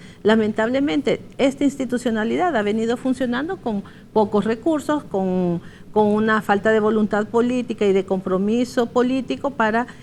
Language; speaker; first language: Spanish; native; Spanish